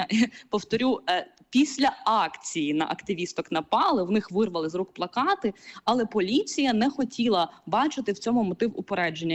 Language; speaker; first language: Ukrainian; native; Ukrainian